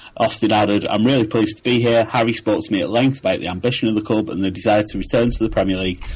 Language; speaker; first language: English; native; English